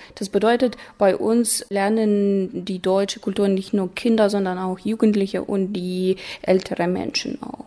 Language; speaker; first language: German; non-native, fluent; Russian